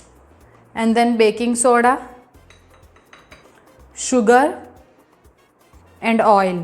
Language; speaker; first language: Hindi; non-native, local second language; Gujarati